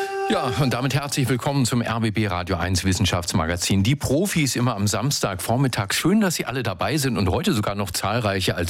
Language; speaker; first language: German; native; German